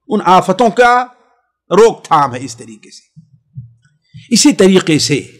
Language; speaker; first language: Hindi; native; Hindi